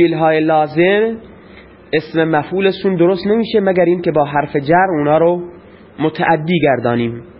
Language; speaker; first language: Persian; non-native, local second language; Baluchi